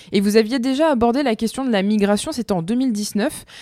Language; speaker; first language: French; native; French